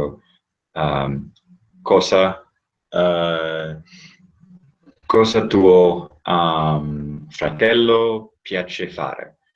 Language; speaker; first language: Italian; non-native, learner; English